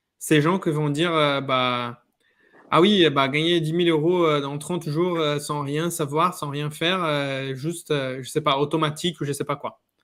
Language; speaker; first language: French; non-native, fluent; Portuguese